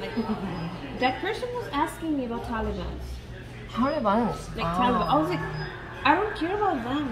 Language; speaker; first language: English; early bilingual, other home language; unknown